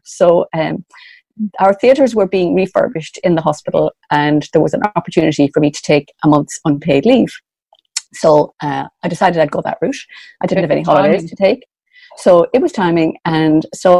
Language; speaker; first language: English; native; English